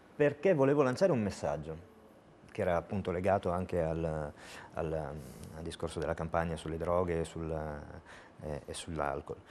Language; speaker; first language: Italian; native; Italian